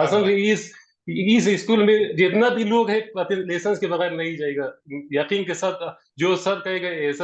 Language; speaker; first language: Hindi; non-native, learner; Persian